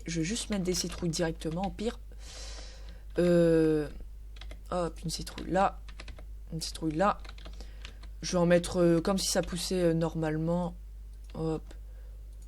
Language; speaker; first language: French; native; French